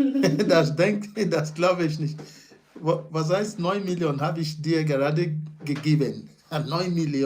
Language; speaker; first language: German; non-native, learner; Yoruba